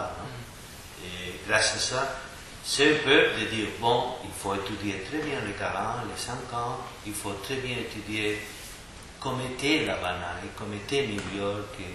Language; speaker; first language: French; non-native, fluent; Spanish